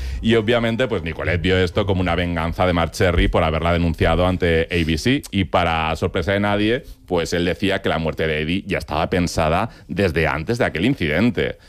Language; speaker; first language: Spanish; native; Spanish